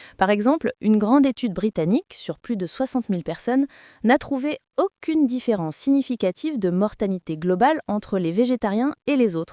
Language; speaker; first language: French; native; French